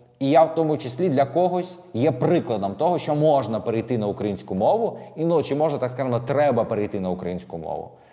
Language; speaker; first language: Ukrainian; non-native, local second language; Russian